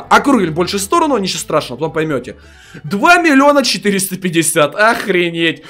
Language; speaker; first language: Russian; native; Russian